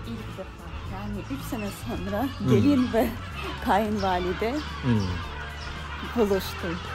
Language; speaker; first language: Turkish; non-native, learner; Russian